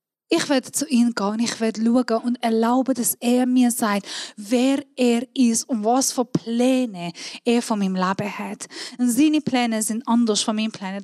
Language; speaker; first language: German; non-native, fluent; Persian